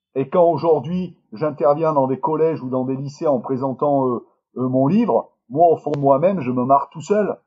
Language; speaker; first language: French; native; French